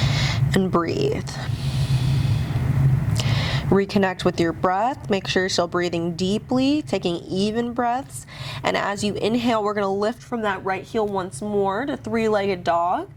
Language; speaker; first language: English; native; English